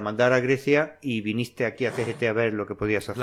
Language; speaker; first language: Spanish; native; Spanish